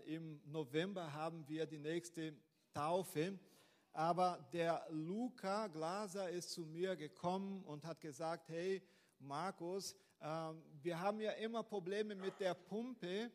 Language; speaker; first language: German; non-native, fluent; Portuguese